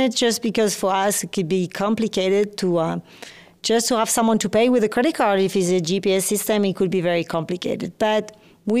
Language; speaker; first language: English; non-native, fluent; French